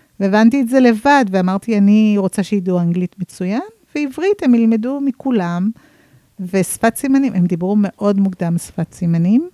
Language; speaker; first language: Hebrew; non-native, fluent; English